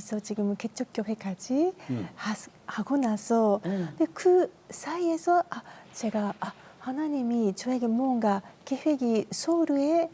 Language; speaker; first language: Korean; non-native, learner; Japanese